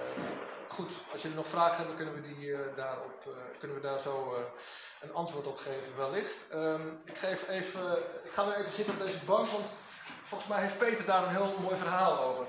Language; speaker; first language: Dutch; native; Dutch